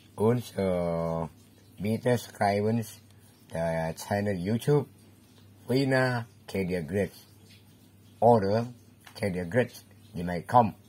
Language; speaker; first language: German; non-native, learner; Indonesian